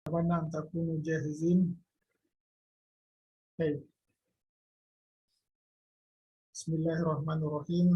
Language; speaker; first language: Arabic; non-native, fluent; Indonesian